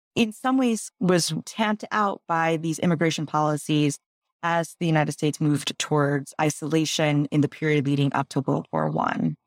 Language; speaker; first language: English; early bilingual, other home language; Gujarati